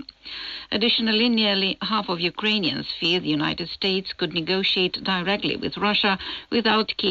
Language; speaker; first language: English; non-native, fluent; Romanian